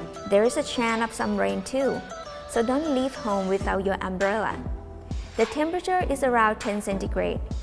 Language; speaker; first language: English; non-native, fluent; Thai